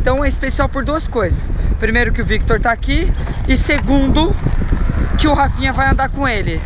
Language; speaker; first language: Portuguese; native; Portuguese